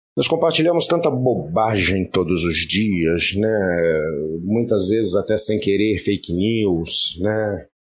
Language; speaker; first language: Portuguese; early bilingual, other home language; French